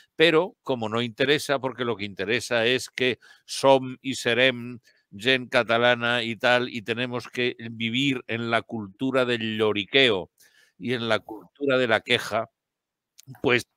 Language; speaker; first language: Spanish; native; Spanish